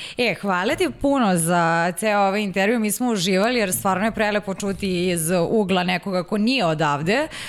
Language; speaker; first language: Serbian; native; Serbian